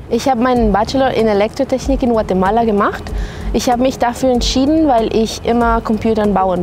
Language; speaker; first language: German; non-native, fluent; Spanish